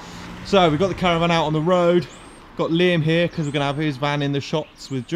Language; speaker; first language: English; native; English